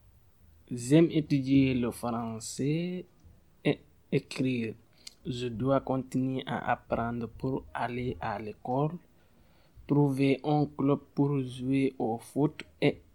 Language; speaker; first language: French; non-native, learner; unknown